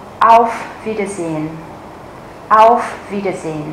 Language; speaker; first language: German; non-native, fluent; Vietnamese